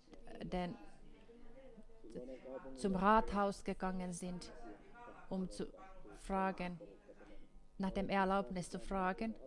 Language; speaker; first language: German; non-native, fluent; Finnish